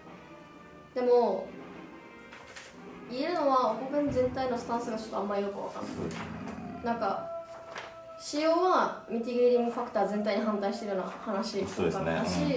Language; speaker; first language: Japanese; native; Japanese